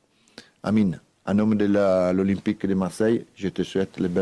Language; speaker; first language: French; non-native, fluent; Italian